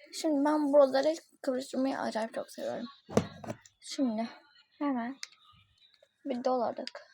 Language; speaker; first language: Turkish; native; Turkish